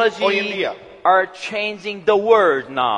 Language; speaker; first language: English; non-native, learner; Korean